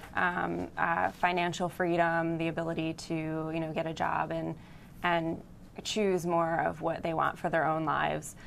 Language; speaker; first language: English; native; English